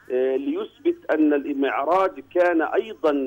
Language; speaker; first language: Arabic; native; Arabic